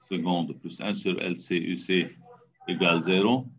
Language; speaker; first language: French; non-native, local second language; Arabic